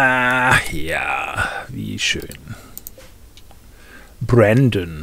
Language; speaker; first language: German; native; German